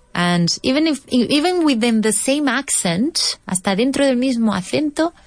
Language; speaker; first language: English; non-native, fluent; Spanish